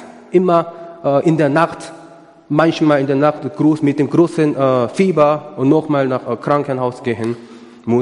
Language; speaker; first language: German; non-native, learner; Korean